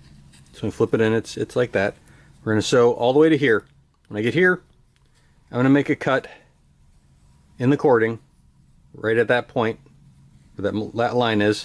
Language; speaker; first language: English; native; English